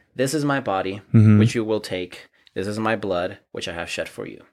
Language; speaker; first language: English; early bilingual, other home language; Spanish